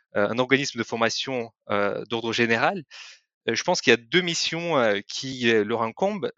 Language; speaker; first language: French; non-native, fluent; Russian